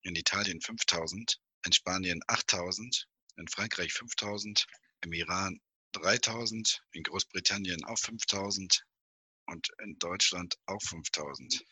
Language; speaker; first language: German; native; German